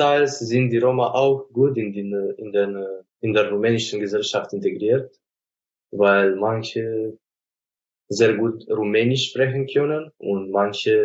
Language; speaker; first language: German; non-native, fluent; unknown